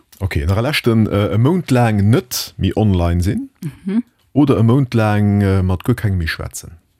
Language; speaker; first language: Luxembourgish; native; Luxembourgish